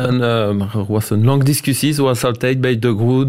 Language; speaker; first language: Dutch; non-native, local second language; French